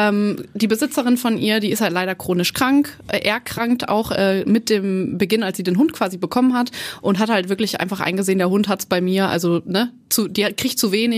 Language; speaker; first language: German; native; German